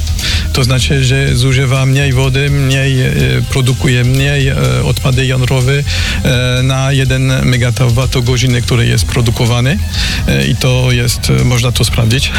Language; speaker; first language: Polish; non-native, fluent; French